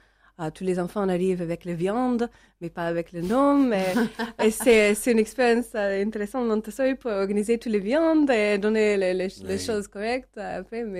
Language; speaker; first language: French; non-native, learner; English